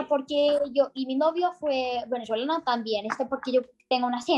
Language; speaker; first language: Spanish; non-native, learner; English